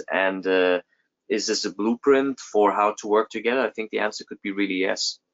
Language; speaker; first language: English; non-native, fluent; German